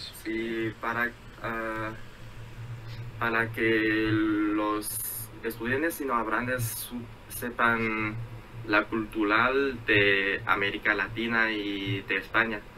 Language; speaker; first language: Spanish; non-native, fluent; Chinese